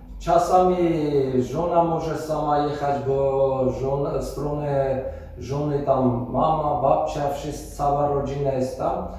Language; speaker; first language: Polish; non-native, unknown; Armenian